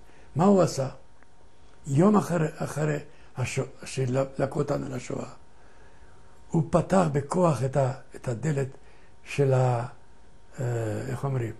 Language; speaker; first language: Hebrew; non-native, fluent; Ladino